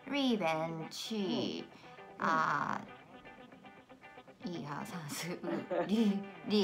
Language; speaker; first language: Chinese; non-native, learner; Japanese